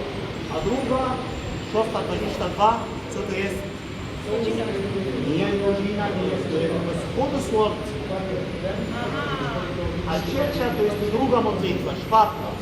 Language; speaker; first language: Polish; non-native, learner; Arabic